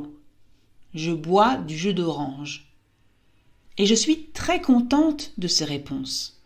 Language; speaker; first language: French; native; French